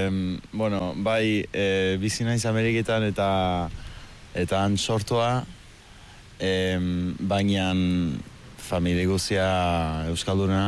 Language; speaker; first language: Basque; early bilingual, heritage; Basque